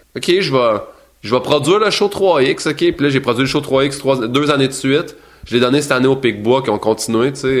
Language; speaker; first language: French; native; French